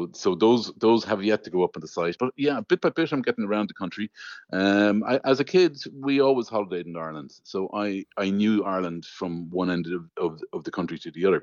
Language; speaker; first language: English; native; English